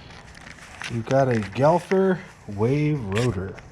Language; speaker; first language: English; native; English